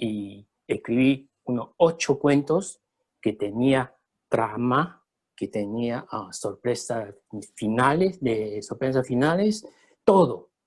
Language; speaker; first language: Spanish; early bilingual, other home language; Chinese